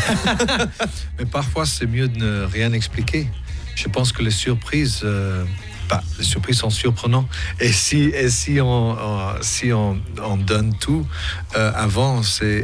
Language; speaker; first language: French; non-native, fluent; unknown